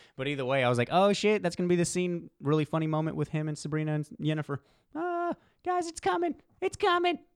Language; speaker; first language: English; early bilingual, other home language; Polish